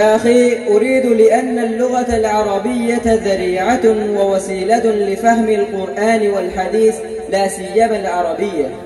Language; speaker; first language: Arabic; non-native, learner; Urdu